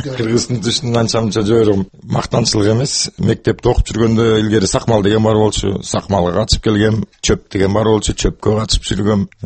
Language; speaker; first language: Kyrgyz; non-native, local second language; Russian